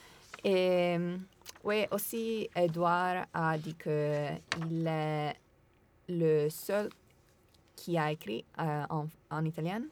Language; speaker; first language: French; non-native, learner; Italian